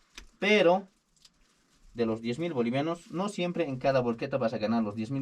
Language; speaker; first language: Spanish; native; Spanish